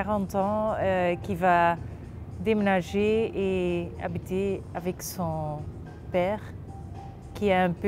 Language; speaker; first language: French; non-native, local second language; Dutch